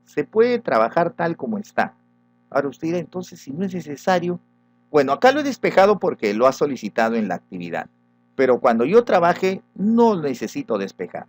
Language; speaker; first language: Spanish; native; Spanish